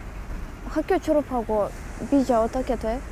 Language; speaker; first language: Korean; non-native, learner; Vietnamese